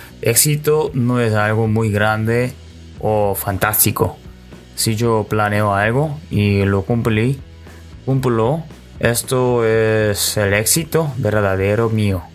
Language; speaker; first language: Spanish; non-native, learner; Korean